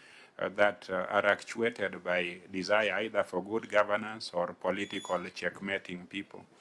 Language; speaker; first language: English; non-native, local second language; Luo (Kenya and Tanzania)